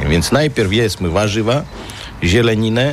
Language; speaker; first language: Polish; non-native, fluent; Armenian